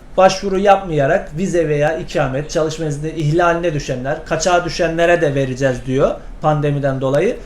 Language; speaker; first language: Turkish; native; Turkish